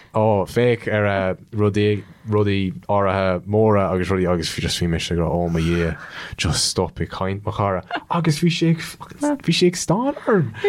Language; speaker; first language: Irish; non-native, local second language; English